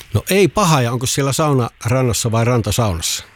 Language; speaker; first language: Finnish; native; Finnish